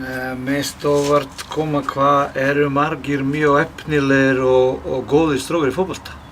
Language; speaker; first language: Icelandic; non-native, learner; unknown